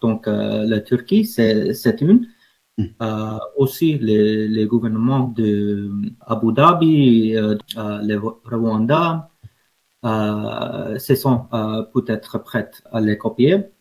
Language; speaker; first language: French; non-native, learner; English